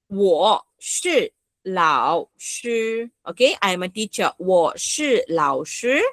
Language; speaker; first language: Chinese; non-native, fluent; Tamil